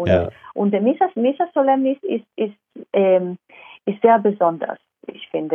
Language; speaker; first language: German; non-native, fluent; Hebrew